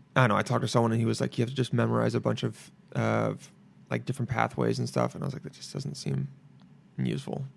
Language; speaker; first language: English; native; English